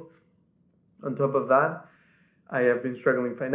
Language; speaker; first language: English; non-native, fluent; Spanish